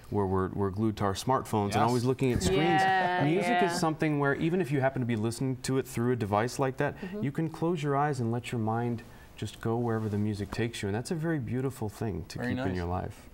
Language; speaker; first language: English; native; English